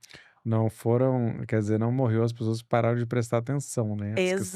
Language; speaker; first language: Portuguese; native; Portuguese